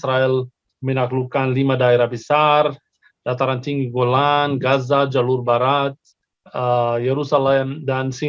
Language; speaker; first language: Indonesian; non-native, fluent; Arabic